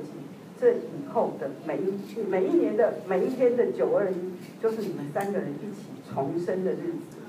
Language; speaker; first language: Chinese; native; Chinese